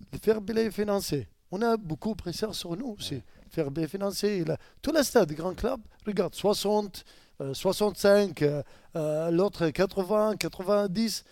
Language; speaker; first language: French; non-native, learner; Arabic